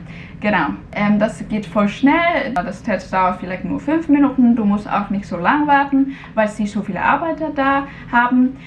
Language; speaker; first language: German; non-native, fluent; Cantonese